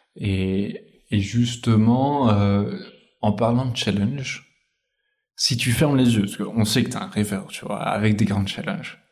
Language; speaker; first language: French; native; French